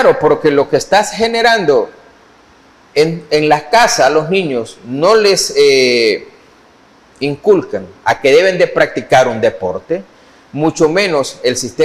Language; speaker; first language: Spanish; native; Spanish